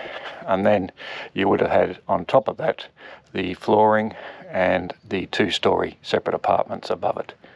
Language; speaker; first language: English; native; English